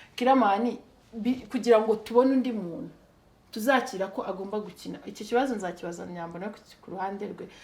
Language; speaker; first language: Kinyarwanda; early bilingual, heritage; Kinyarwanda